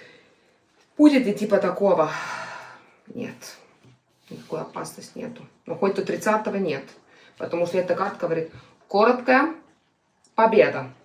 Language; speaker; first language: Russian; non-native, fluent; Estonian